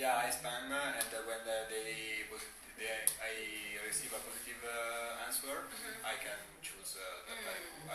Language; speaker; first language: English; non-native, learner; Italian